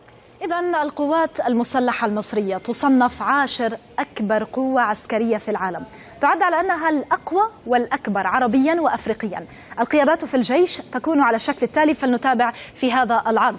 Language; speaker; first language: Arabic; native; Arabic